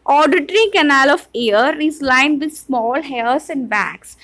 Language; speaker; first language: English; non-native, local second language; Malayalam